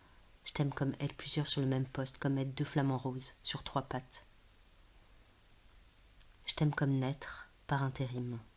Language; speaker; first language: French; native; French